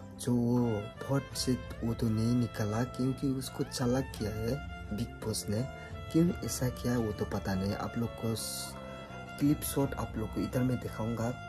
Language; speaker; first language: Hindi; non-native, local second language; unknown